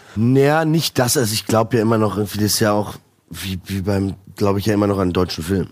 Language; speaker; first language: German; early bilingual, other home language; Croatian